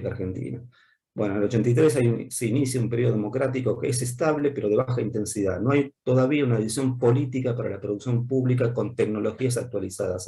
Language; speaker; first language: Spanish; native; Spanish